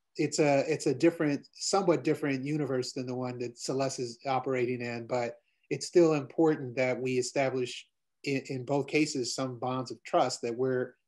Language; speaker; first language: English; native; English